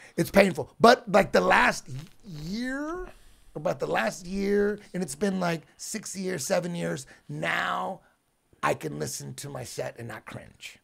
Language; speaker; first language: English; native; English